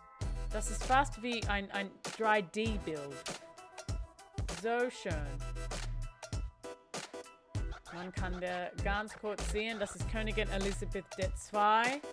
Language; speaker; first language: German; non-native, fluent; English